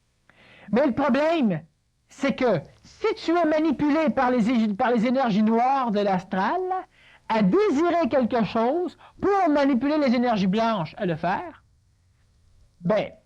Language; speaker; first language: French; native; French